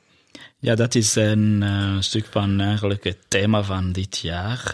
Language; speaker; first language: Dutch; non-native, fluent; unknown